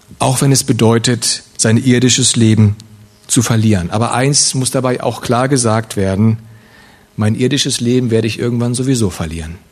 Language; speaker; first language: German; early bilingual, other home language; Russian